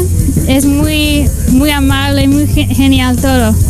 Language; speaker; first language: Spanish; non-native, learner; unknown